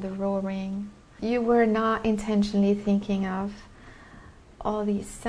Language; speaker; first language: English; non-native, fluent; Arabic